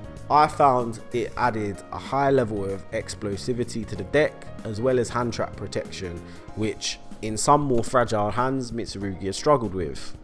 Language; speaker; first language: English; native; English